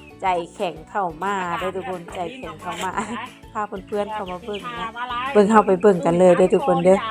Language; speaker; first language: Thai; non-native, local second language; Lao